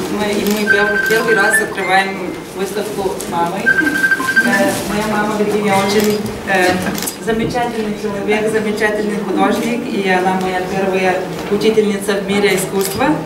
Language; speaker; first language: Russian; non-native, learner; Lithuanian